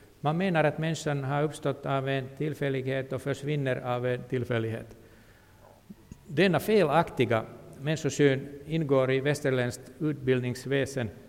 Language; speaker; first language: Swedish; non-native, local second language; Finnish